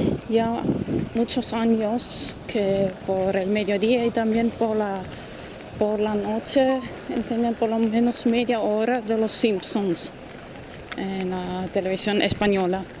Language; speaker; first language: Spanish; non-native, fluent; German